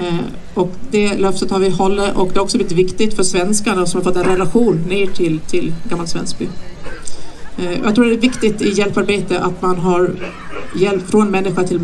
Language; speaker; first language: Swedish; native; Swedish